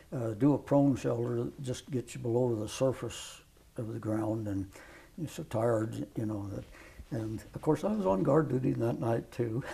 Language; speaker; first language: English; native; English